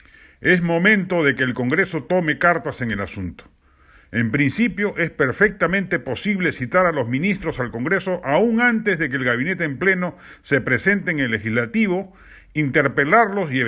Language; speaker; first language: Spanish; native; Spanish